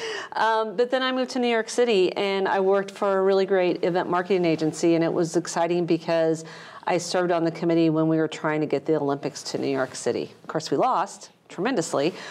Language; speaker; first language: English; native; English